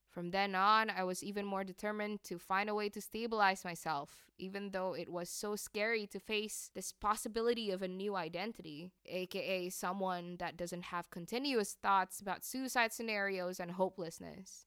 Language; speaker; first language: English; non-native, fluent; Indonesian